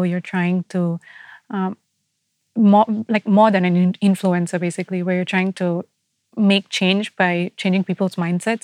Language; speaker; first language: English; native; English